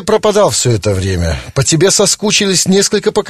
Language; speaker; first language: Russian; native; Russian